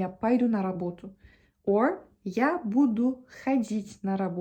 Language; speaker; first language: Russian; non-native, fluent; Turkish